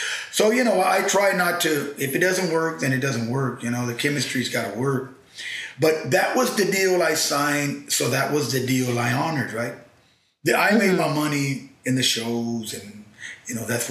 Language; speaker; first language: English; early bilingual, other home language; Spanish